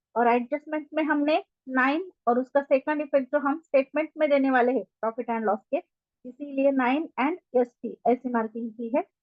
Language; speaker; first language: Hindi; non-native, local second language; Marathi